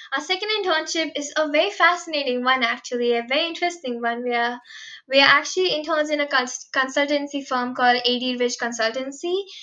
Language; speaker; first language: English; non-native, local second language; Hindi